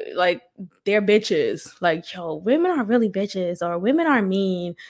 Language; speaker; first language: English; early bilingual, other home language; Haitian Creole